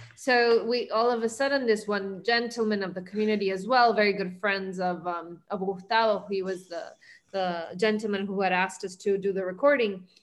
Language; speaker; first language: English; early bilingual, heritage; Spanish